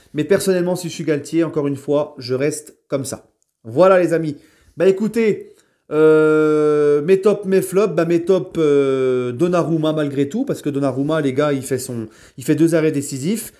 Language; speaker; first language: French; native; French